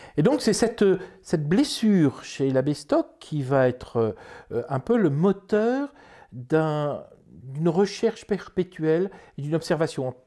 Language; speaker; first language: French; native; French